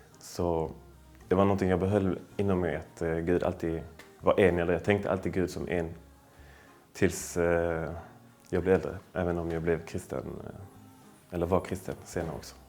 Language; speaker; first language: Swedish; native; Swedish